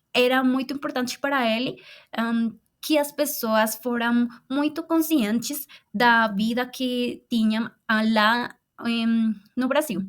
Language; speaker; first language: Portuguese; non-native, fluent; Spanish